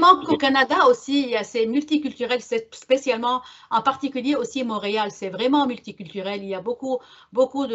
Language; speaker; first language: French; non-native, local second language; Arabic